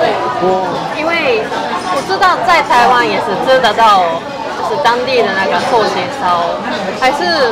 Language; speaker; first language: Chinese; non-native, fluent; Japanese